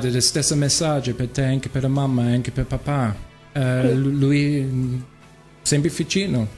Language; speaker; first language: Italian; non-native, learner; English